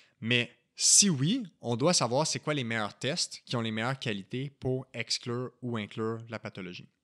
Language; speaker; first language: French; native; French